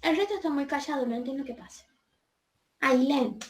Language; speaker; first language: Spanish; native; Spanish